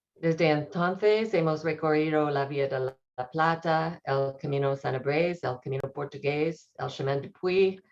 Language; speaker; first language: Spanish; non-native, learner; English